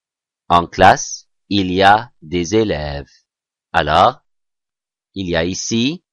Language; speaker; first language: French; non-native, fluent; Arabic